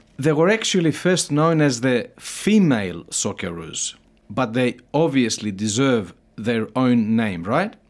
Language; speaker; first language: English; native; English